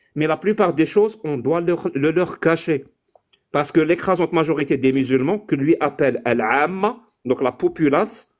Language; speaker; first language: French; non-native, local second language; Arabic